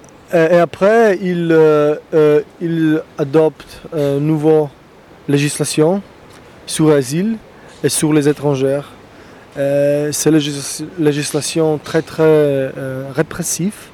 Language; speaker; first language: French; non-native, fluent; Slovenian